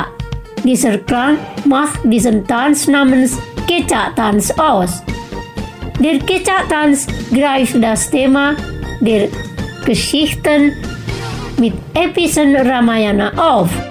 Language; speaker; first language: German; non-native, fluent; Indonesian